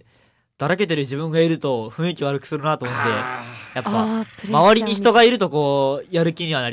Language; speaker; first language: Japanese; native; Japanese